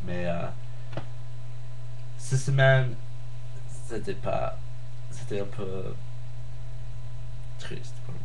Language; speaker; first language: French; non-native, learner; English